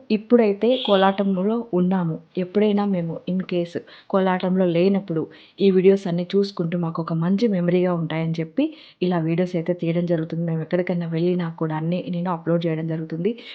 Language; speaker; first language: Telugu; native; Telugu